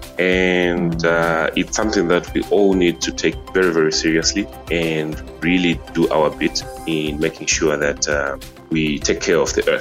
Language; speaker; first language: English; non-native, local second language; Nyanja